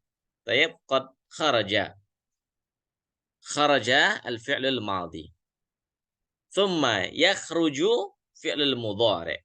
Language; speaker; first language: Arabic; non-native, fluent; Indonesian